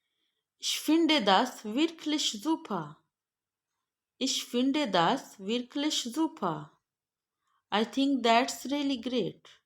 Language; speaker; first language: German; non-native, fluent; Urdu